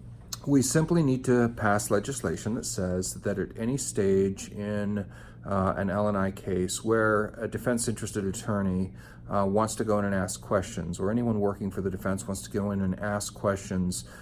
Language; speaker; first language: English; native; English